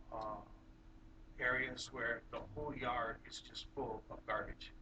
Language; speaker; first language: English; native; English